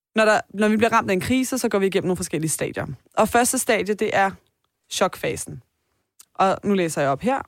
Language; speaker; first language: Danish; early bilingual, other home language; Persian